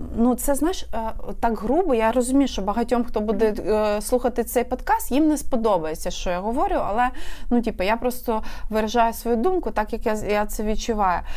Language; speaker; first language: Ukrainian; non-native, local second language; Russian